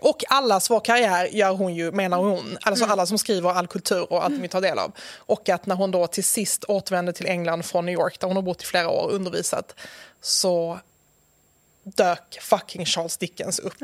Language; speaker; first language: Swedish; native; Swedish